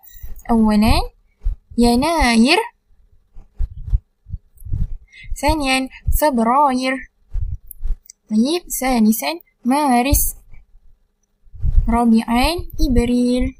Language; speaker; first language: Arabic; non-native, learner; Malay